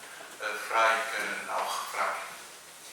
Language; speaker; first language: German; non-native, learner; Arabic